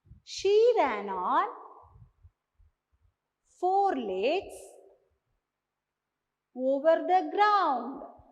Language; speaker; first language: English; non-native, local second language; Tamil